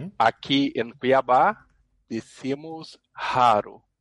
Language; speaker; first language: Spanish; non-native, learner; Portuguese